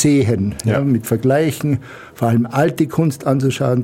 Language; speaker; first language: German; native; German